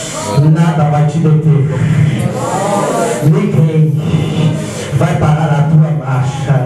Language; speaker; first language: Portuguese; native; Portuguese